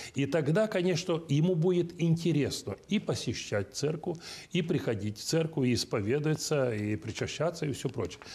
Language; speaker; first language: Russian; non-native, local second language; Romanian